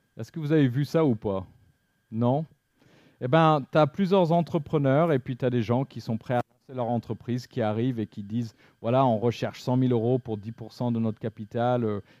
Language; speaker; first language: French; non-native, fluent; English